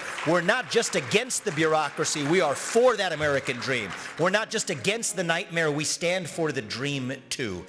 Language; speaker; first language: English; native; English